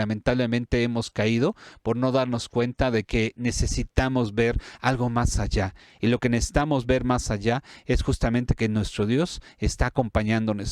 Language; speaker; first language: Spanish; native; Spanish